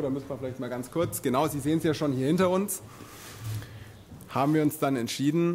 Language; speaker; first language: German; native; German